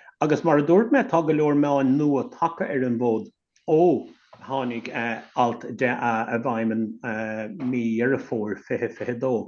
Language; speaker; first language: Irish; native; Irish